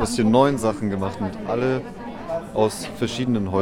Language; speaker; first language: German; native; German